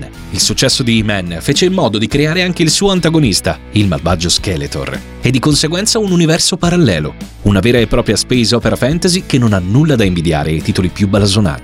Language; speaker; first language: Italian; native; Italian